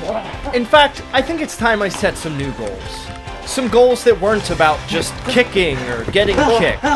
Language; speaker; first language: English; native; English